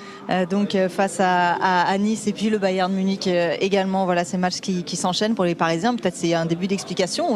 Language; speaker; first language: French; native; French